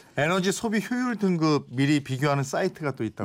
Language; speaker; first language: Korean; native; Korean